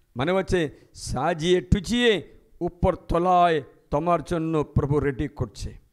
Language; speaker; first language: Bangla; non-native, fluent; Malayalam